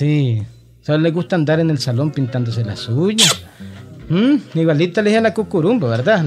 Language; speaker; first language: Spanish; native; Spanish